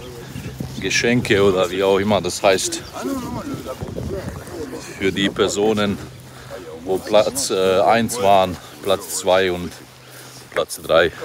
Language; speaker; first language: German; non-native, fluent; French